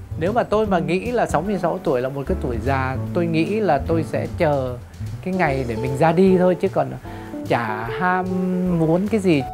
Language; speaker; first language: Vietnamese; native; Vietnamese